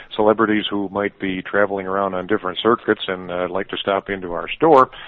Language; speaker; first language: English; early bilingual, other home language; German